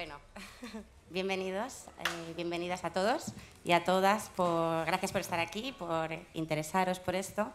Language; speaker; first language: Spanish; native; Spanish